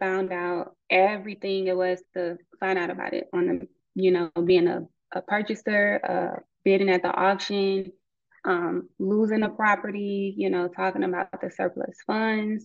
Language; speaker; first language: English; native; English